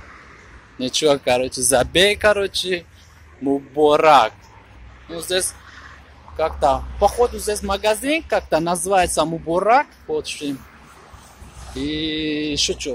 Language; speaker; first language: Russian; non-native, fluent; Tajik